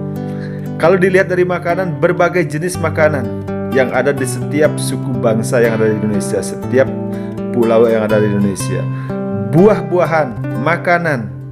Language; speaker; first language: Indonesian; native; Indonesian